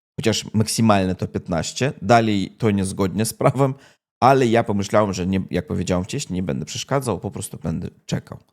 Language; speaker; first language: Polish; non-native, learner; Russian